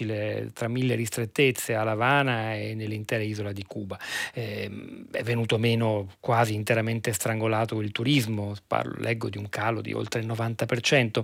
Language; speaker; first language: Italian; native; Italian